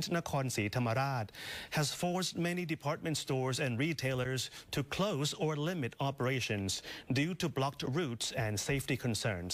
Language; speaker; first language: English; non-native, fluent; Thai